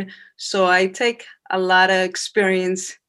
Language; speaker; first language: English; non-native, fluent; Spanish